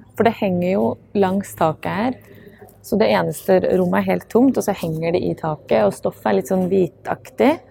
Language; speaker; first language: Norwegian; native; Norwegian